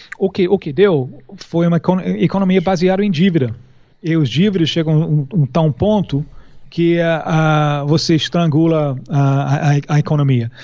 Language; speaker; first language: Portuguese; non-native, fluent; English